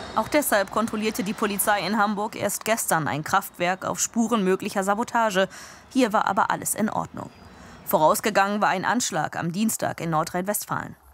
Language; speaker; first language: German; native; German